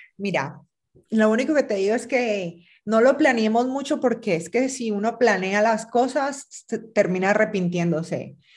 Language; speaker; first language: Spanish; native; Spanish